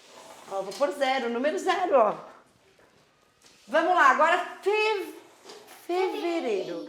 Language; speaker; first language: Portuguese; native; Portuguese